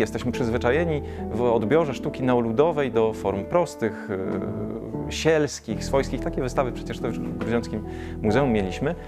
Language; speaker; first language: Polish; native; Polish